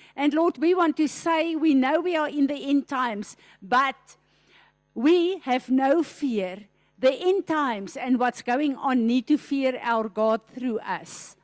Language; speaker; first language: English; non-native, local second language; Afrikaans